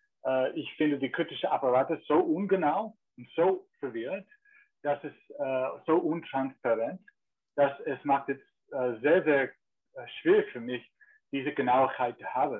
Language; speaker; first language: German; non-native, fluent; English